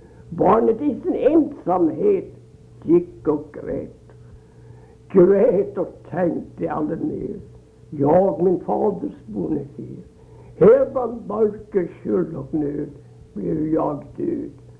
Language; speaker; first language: Swedish; early bilingual, heritage; Swedish